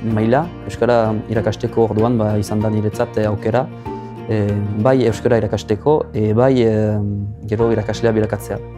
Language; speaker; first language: Basque; non-native, local second language; French